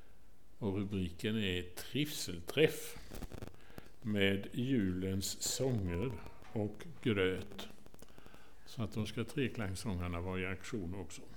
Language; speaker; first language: Swedish; native; Swedish